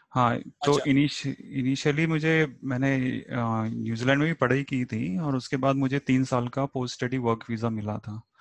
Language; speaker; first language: Hindi; native; Hindi